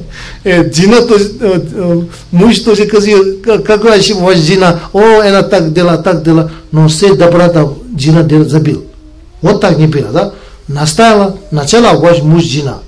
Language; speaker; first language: Russian; non-native, learner; Tibetan